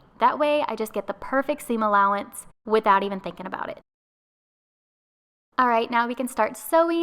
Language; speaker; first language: English; native; English